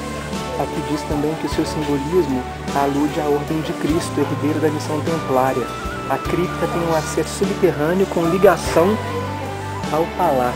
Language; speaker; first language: Portuguese; native; Portuguese